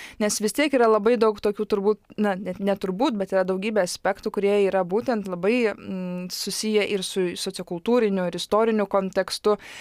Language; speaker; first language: Lithuanian; native; Lithuanian